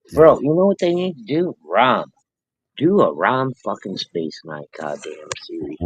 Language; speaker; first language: English; native; English